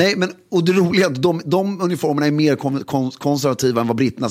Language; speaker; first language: Swedish; native; Swedish